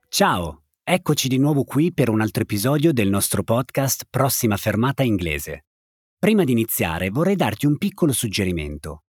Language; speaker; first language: Italian; native; Italian